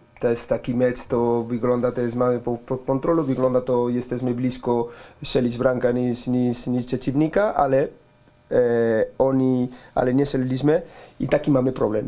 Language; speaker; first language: Polish; non-native, learner; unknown